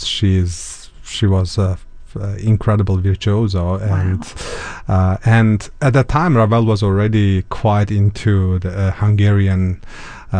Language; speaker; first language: English; non-native, fluent; Uzbek